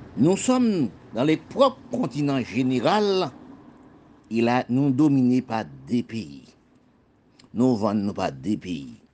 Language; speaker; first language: French; non-native, local second language; Haitian Creole